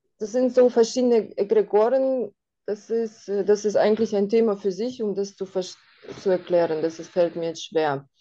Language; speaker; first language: German; non-native, fluent; Russian